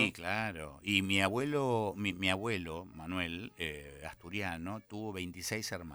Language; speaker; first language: Spanish; native; Spanish